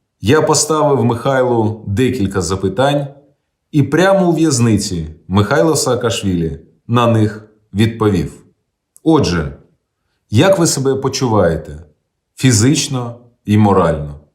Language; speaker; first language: Ukrainian; native; Ukrainian